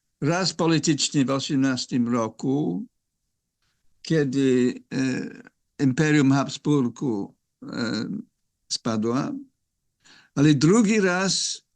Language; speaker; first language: Polish; non-native, fluent; English